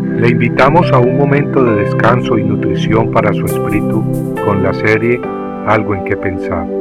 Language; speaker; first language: Spanish; native; Spanish